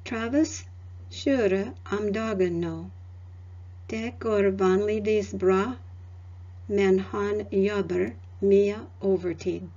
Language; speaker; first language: Norwegian; non-native, learner; English